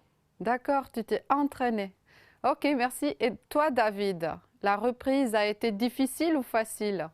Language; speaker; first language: French; non-native, fluent; Romanian